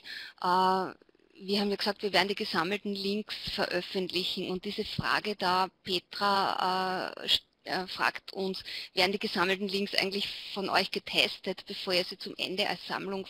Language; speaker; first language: German; native; German